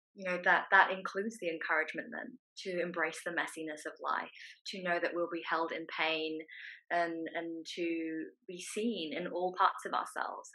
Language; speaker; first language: English; native; English